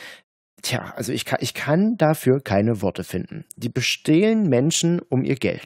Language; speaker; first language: German; native; German